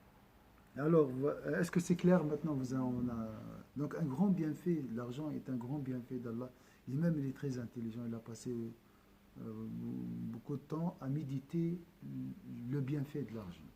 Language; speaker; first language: French; non-native, local second language; Arabic